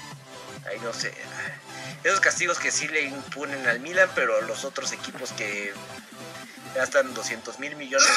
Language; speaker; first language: Spanish; native; Spanish